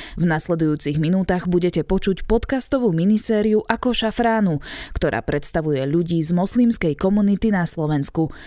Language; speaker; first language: Slovak; native; Slovak